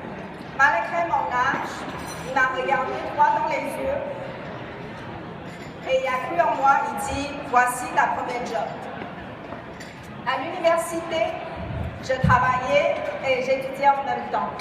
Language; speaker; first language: French; non-native, fluent; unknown